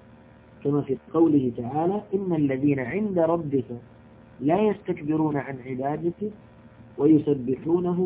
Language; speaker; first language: Arabic; native; Arabic